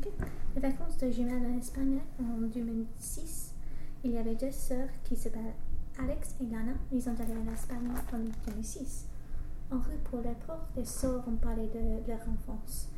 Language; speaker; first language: French; non-native, learner; English